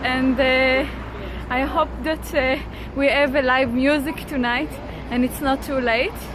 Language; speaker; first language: English; non-native, learner; Hebrew